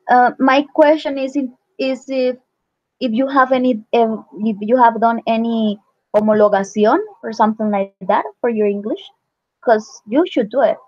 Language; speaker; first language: English; non-native, fluent; Spanish